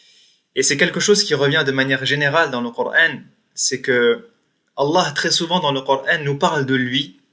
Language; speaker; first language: French; native; French